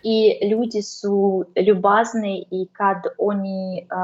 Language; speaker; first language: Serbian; non-native, learner; Russian